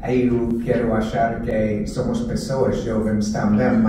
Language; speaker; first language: Portuguese; non-native, fluent; English